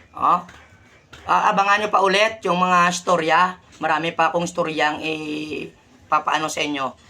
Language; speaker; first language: Filipino; non-native, local second language; Hiligaynon